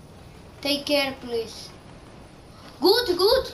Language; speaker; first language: English; non-native, learner; Spanish